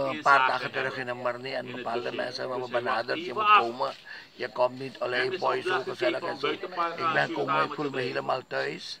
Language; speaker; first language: Dutch; non-native, local second language; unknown